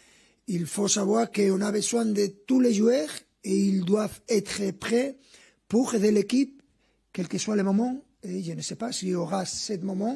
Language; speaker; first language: French; non-native, fluent; Spanish